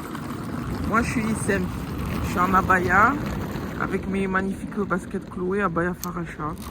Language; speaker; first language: French; native; French